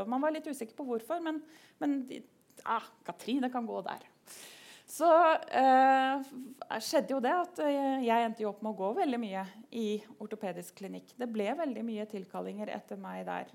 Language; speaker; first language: Norwegian; native; Norwegian